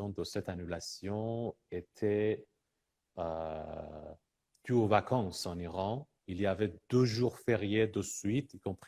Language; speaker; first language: French; non-native, fluent; Persian